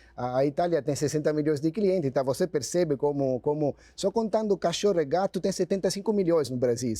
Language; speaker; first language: Portuguese; non-native, fluent; Italian